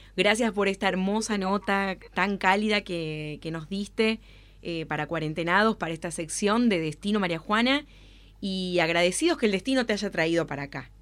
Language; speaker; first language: Spanish; native; Spanish